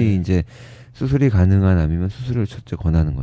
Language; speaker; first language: Korean; native; Korean